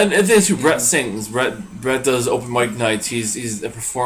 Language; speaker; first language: English; native; English